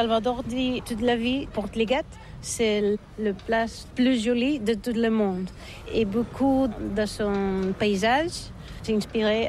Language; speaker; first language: French; non-native, learner; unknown